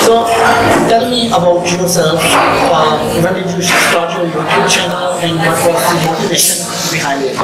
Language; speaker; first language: English; non-native, local second language; Urdu